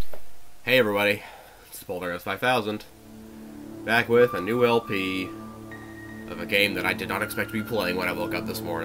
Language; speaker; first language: English; native; English